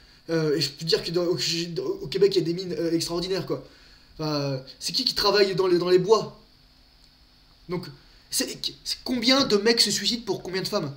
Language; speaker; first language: French; native; French